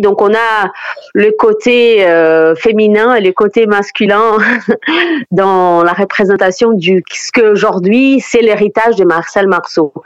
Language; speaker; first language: French; non-native, fluent; Portuguese